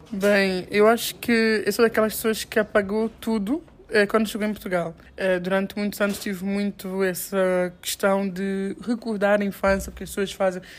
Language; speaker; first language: Portuguese; native; Portuguese